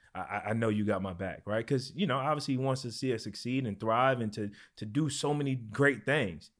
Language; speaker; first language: English; native; English